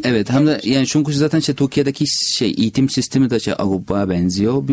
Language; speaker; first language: Turkish; non-native, learner; Arabic